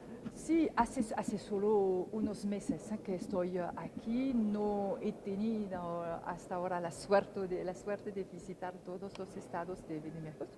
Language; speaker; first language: Spanish; non-native, fluent; French